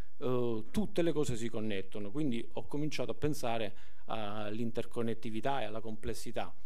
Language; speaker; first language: Italian; native; Italian